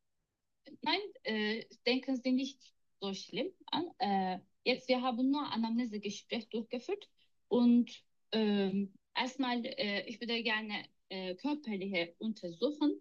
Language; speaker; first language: German; non-native, learner; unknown